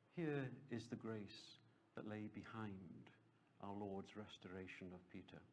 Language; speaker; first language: English; native; English